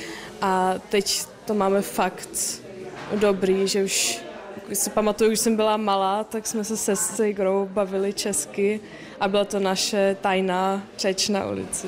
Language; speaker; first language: Czech; non-native, local second language; German